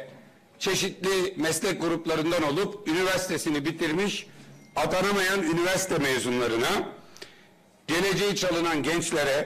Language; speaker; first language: Turkish; native; Turkish